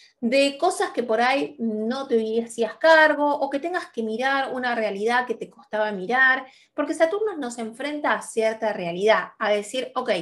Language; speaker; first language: Spanish; native; Spanish